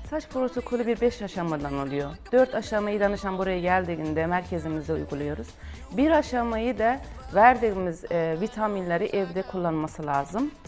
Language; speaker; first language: Turkish; non-native, fluent; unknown